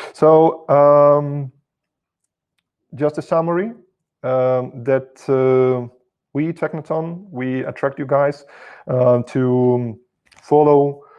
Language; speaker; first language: English; non-native, fluent; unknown